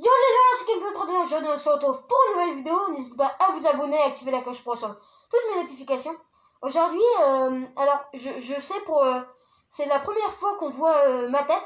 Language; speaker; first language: French; native; French